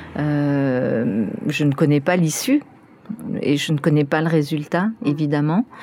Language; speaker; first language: French; early bilingual, other home language; Spanish